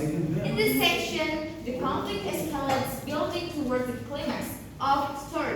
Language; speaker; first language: English; non-native, learner; Indonesian